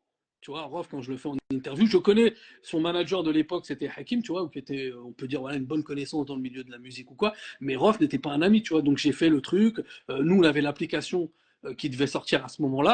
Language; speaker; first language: French; native; French